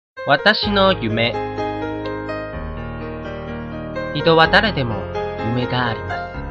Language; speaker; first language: Japanese; non-native, learner; Chinese